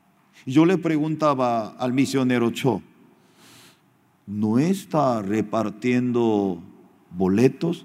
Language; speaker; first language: Spanish; non-native, fluent; Korean